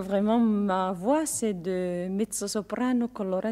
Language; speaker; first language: French; non-native, learner; Spanish